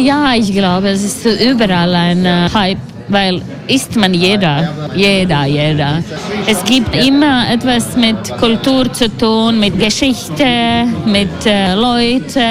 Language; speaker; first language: German; non-native, learner; Latvian